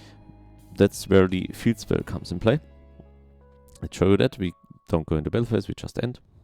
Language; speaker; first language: English; non-native, fluent; German